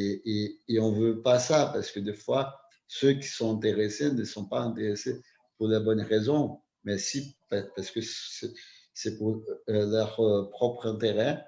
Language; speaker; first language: French; non-native, fluent; Portuguese